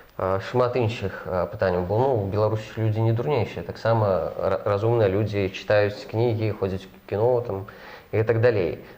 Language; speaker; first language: Belarusian; non-native, local second language; Russian